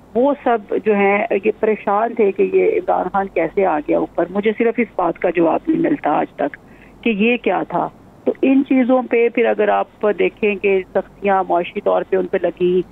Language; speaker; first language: Urdu; non-native, local second language; Punjabi